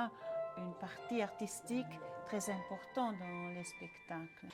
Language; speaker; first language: French; non-native, fluent; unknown